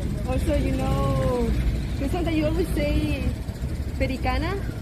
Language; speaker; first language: English; non-native, fluent; Spanish